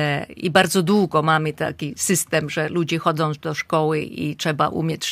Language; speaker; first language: Polish; non-native, fluent; Finnish